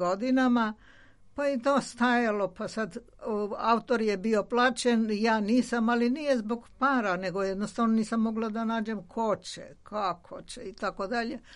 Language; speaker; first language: Croatian; non-native, fluent; Georgian